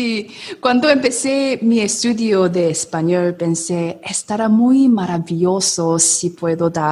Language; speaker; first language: Spanish; non-native, learner; Korean